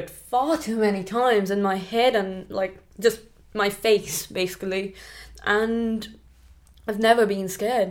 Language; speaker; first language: English; non-native, local second language; Marathi